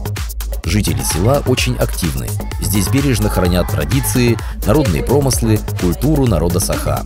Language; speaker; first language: Russian; native; Russian